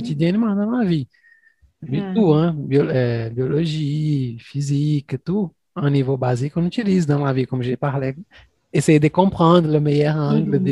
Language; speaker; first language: French; non-native, fluent; Portuguese